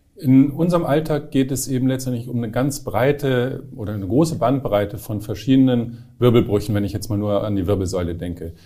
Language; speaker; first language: German; native; German